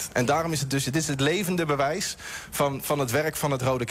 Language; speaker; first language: Dutch; native; Dutch